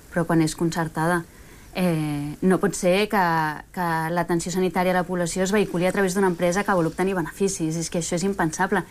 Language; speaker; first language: Catalan; early bilingual, other home language; Spanish